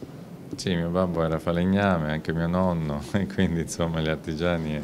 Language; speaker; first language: Italian; native; Italian